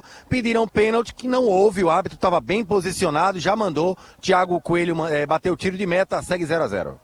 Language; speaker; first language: Portuguese; native; Portuguese